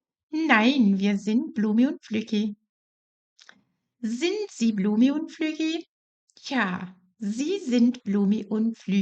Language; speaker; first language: German; non-native, fluent; Portuguese